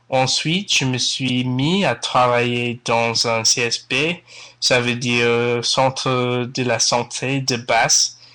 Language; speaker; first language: French; non-native, learner; English